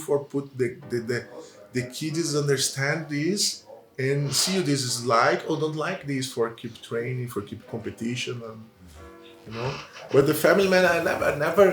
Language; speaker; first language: English; non-native, learner; Portuguese